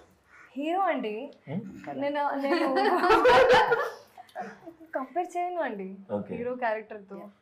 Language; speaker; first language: Telugu; non-native, learner; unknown